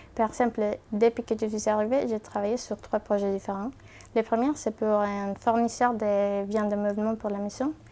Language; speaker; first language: French; non-native, fluent; Spanish